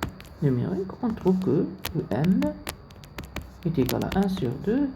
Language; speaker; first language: French; non-native, local second language; Arabic